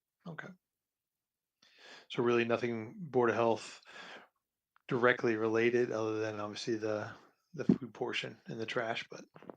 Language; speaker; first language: English; native; English